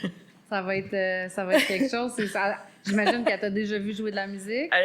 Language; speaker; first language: French; native; French